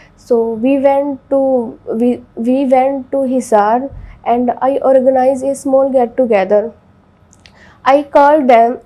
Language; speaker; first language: English; non-native, local second language; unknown